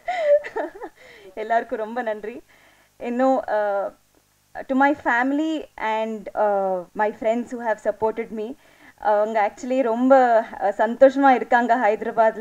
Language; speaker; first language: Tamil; non-native, local second language; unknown